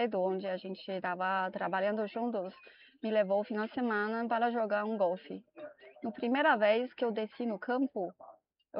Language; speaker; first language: Portuguese; non-native, learner; Chinese